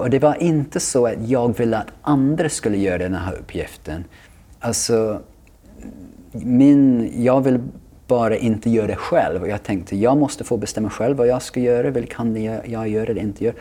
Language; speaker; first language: Swedish; non-native, fluent; English